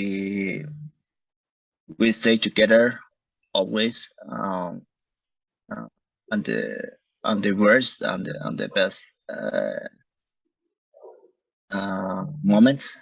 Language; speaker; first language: English; non-native, learner; Spanish